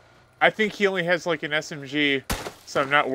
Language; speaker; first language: English; native; English